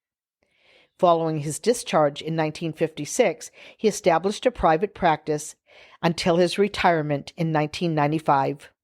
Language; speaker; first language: English; native; English